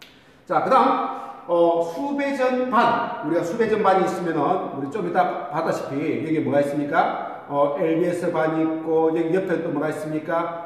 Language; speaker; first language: Korean; native; Korean